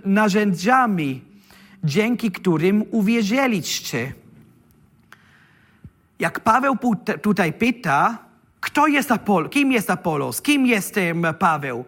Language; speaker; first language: Polish; non-native, learner; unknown